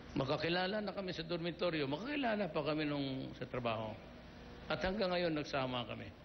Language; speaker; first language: Filipino; non-native, local second language; Cebuano